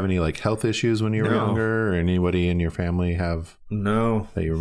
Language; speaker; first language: English; native; English